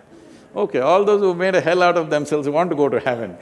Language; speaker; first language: English; non-native, local second language; Kannada